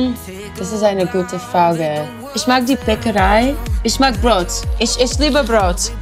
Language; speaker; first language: German; non-native, learner; English